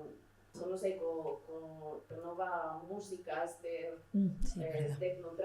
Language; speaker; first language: Galician; non-native, local second language; Spanish